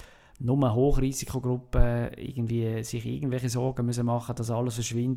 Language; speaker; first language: German; native; German